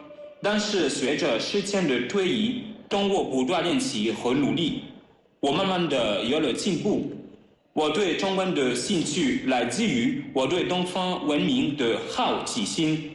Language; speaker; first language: Chinese; non-native, learner; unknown